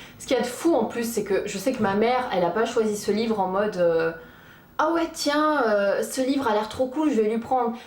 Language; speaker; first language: French; early bilingual, other home language; Portuguese